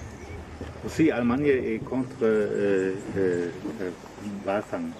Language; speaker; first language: French; non-native, learner; German